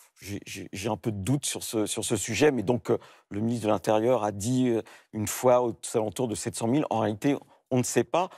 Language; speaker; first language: French; native; French